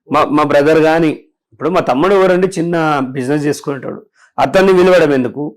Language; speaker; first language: Telugu; native; Telugu